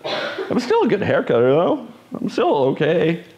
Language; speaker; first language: English; native; English